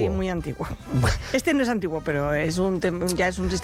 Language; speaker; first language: Spanish; native; Spanish